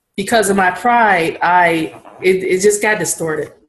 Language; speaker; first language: English; native; English